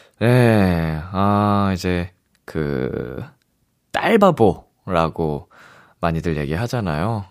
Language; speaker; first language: Korean; native; Korean